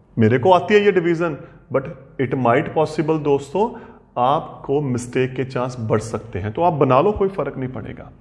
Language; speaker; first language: Hindi; non-native, local second language; Punjabi